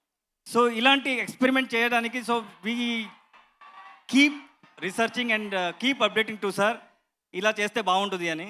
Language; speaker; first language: Telugu; non-native, local second language; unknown